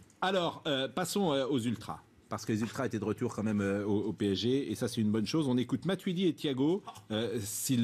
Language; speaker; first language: French; native; French